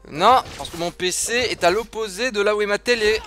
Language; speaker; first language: French; native; French